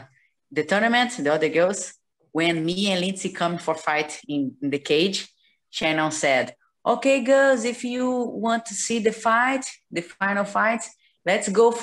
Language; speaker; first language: English; non-native, learner; Portuguese